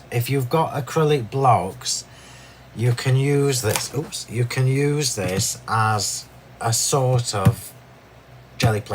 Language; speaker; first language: English; native; English